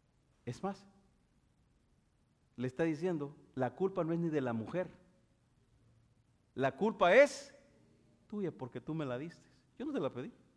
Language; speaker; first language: Spanish; native; Spanish